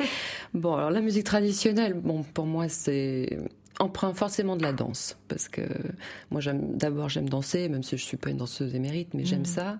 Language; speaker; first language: French; native; French